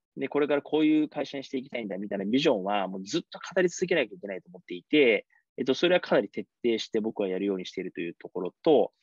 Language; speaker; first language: Japanese; native; Japanese